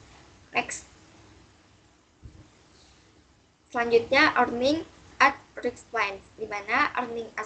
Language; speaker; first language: Indonesian; native; Indonesian